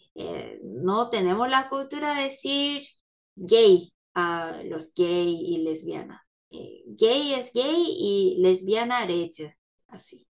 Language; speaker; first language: Spanish; non-native, fluent; Korean